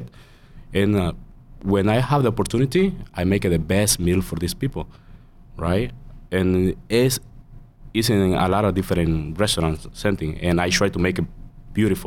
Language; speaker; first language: English; non-native, learner; Spanish